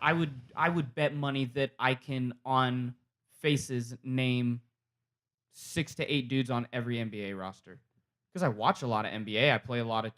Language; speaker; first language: English; native; English